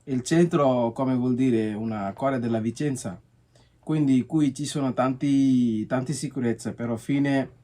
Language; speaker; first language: Italian; non-native, learner; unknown